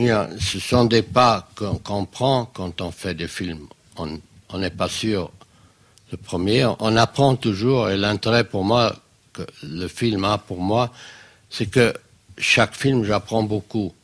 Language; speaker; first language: French; non-native, fluent; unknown